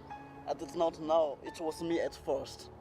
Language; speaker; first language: English; non-native, learner; Chinese